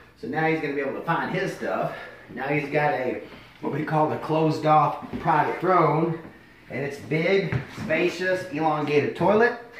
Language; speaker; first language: English; native; English